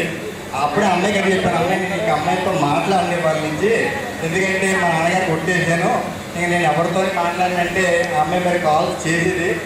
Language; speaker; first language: Telugu; native; Telugu